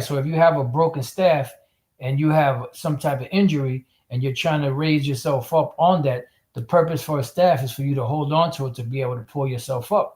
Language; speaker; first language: English; native; English